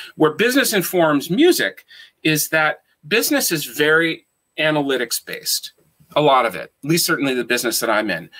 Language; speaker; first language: English; native; English